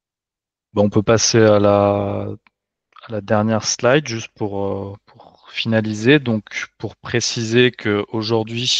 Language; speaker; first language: French; native; French